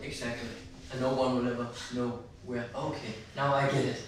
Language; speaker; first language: English; non-native, fluent; Danish